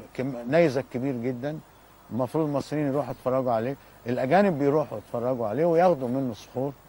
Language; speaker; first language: Arabic; native; Arabic